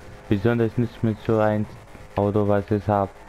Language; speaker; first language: German; native; German